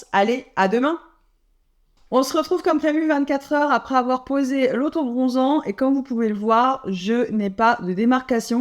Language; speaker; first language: French; native; French